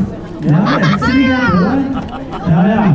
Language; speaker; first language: German; native; German